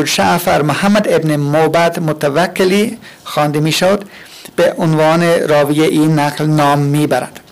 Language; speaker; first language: Persian; non-native, fluent; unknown